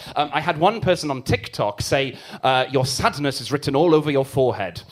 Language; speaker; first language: English; native; English